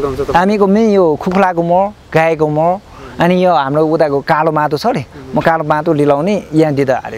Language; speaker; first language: Nepali; non-native, learner; Chinese